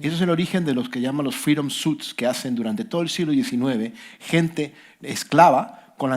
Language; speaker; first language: Spanish; native; Spanish